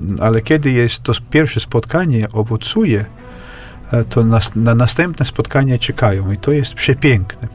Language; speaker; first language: Polish; non-native, fluent; Latvian